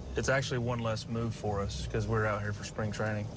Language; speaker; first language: English; native; English